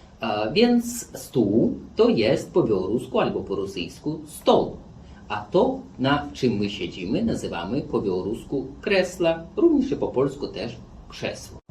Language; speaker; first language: Polish; non-native, fluent; Belarusian